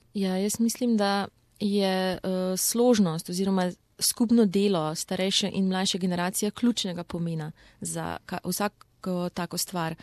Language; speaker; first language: Slovenian; native; Slovenian